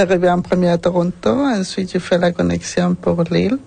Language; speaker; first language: French; non-native, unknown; Spanish